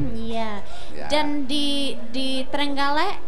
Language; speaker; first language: Indonesian; non-native, fluent; English